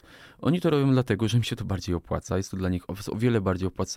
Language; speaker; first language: Polish; native; Polish